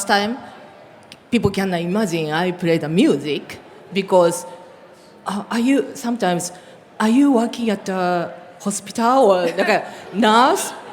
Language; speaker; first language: English; non-native, learner; Japanese